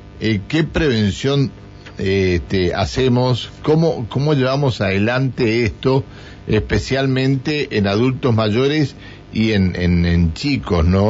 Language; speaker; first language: Spanish; native; Spanish